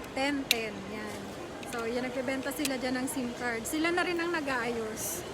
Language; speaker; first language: Filipino; native; Filipino